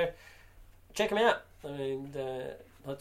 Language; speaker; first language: English; native; English